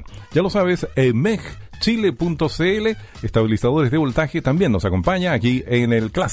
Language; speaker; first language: Spanish; native; Spanish